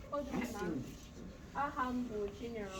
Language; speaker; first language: Igbo; early bilingual, heritage; Igbo